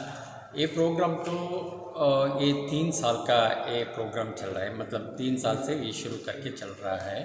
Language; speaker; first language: Hindi; non-native, local second language; Kannada